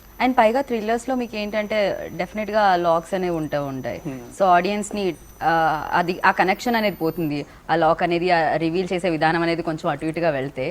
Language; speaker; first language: Telugu; native; Telugu